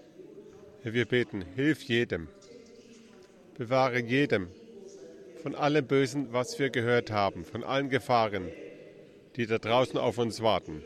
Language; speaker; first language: German; early bilingual, heritage; German